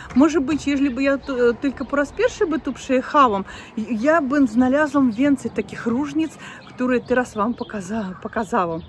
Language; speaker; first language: Polish; non-native, learner; Russian